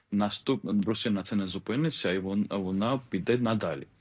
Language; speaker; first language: Ukrainian; non-native, fluent; Georgian